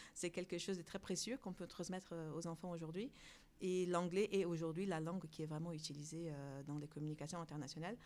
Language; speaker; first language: French; non-native, fluent; Portuguese